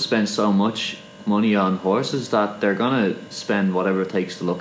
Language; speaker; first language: English; native; English